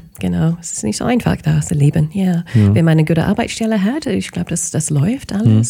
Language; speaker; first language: German; non-native, fluent; English